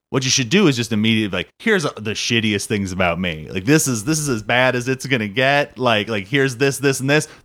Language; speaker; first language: English; native; English